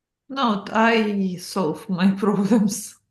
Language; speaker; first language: English; non-native, learner; Russian